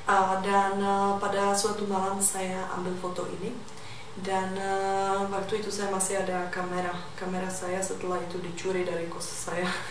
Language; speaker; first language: Indonesian; non-native, fluent; Czech